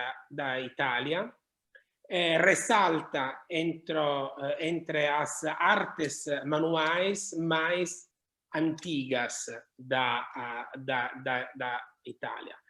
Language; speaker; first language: Portuguese; non-native, learner; Italian